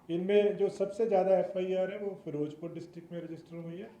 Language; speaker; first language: Hindi; non-native, local second language; Punjabi